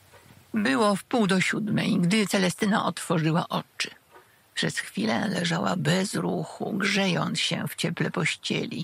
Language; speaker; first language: Polish; native; Polish